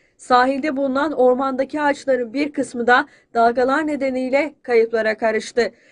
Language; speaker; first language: Turkish; native; Turkish